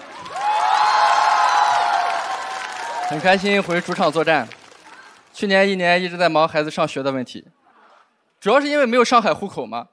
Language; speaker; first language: Chinese; native; Chinese